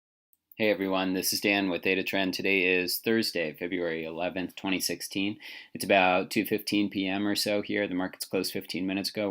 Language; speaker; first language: English; native; English